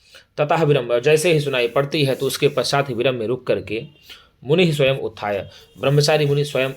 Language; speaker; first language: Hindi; native; Hindi